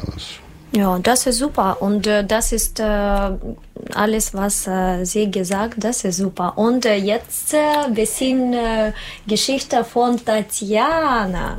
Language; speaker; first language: German; non-native, learner; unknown